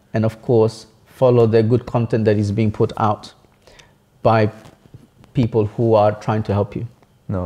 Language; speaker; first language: English; early bilingual, other home language; Bangla